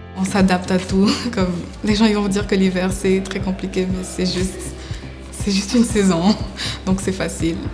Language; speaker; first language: French; non-native, local second language; Lingala